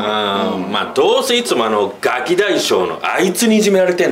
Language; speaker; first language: Japanese; native; Japanese